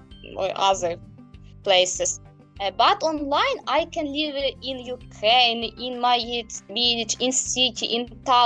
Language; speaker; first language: English; non-native, learner; Ukrainian